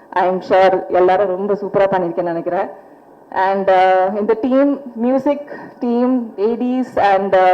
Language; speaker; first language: Tamil; non-native, fluent; Malayalam